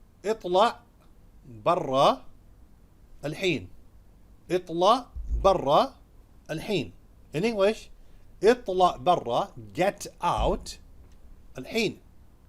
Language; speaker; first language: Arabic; non-native, fluent; Urdu